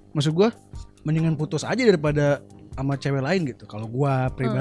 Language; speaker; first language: Indonesian; native; Indonesian